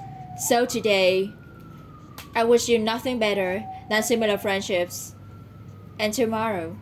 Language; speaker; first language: English; non-native, learner; Vietnamese